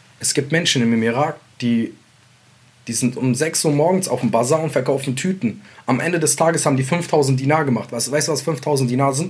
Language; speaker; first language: German; early bilingual, other home language; Central Kurdish